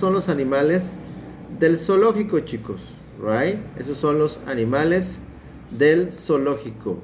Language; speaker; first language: Spanish; native; Spanish